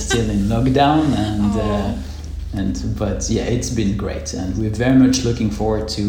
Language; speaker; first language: English; non-native, fluent; French